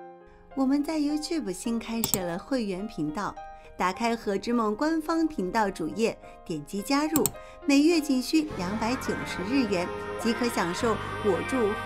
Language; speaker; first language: Chinese; native; Chinese